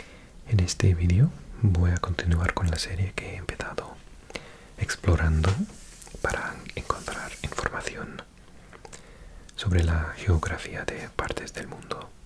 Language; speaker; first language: Spanish; non-native, fluent; English